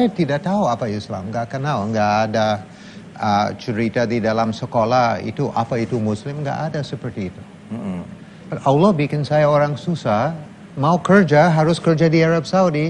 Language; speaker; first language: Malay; non-native, fluent; English